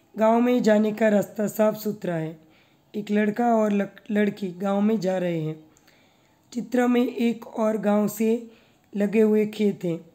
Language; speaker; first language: Hindi; non-native, local second language; Gujarati